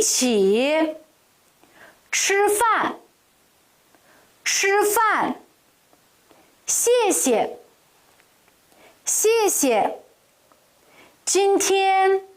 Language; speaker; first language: Chinese; non-native, local second language; Uyghur